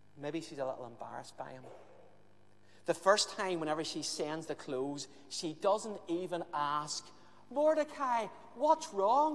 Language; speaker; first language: English; native; English